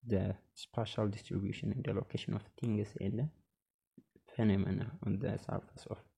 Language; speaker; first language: English; non-native, local second language; Amharic